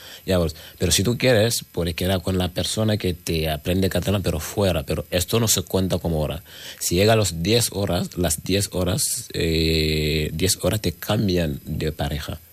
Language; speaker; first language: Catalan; non-native, learner; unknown